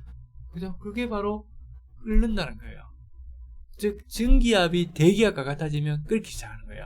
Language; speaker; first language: Korean; native; Korean